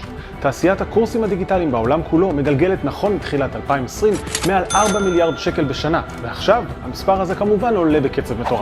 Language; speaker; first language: Hebrew; native; Hebrew